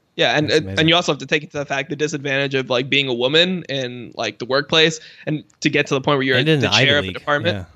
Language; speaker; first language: English; native; English